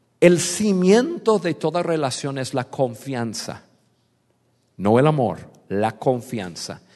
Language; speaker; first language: Spanish; non-native, fluent; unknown